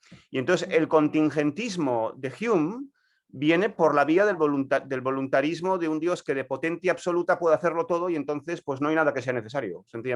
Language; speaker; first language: Spanish; native; Spanish